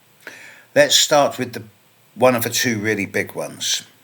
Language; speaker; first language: English; native; English